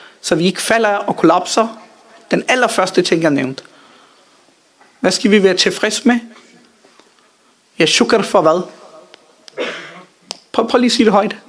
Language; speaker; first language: Danish; early bilingual, other home language; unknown